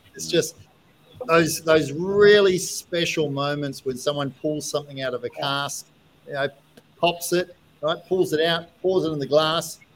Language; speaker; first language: English; native; English